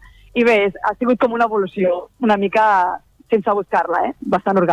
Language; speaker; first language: Catalan; native; Catalan